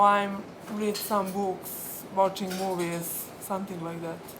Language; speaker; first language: English; non-native, fluent; Serbian